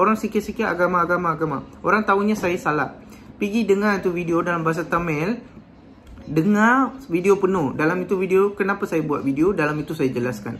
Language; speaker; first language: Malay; non-native, local second language; Tamil